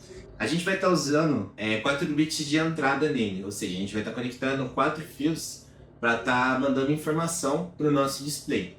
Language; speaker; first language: Portuguese; native; Portuguese